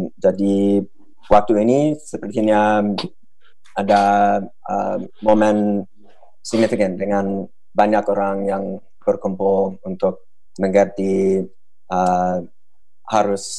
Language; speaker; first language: Indonesian; non-native, fluent; English